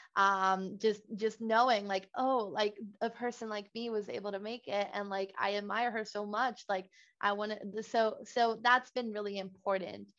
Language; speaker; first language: English; non-native, fluent; Spanish